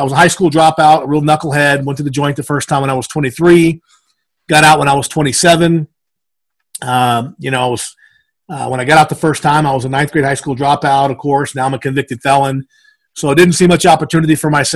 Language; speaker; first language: English; native; English